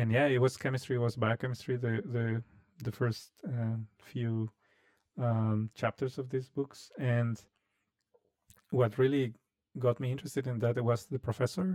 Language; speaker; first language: English; non-native, fluent; Spanish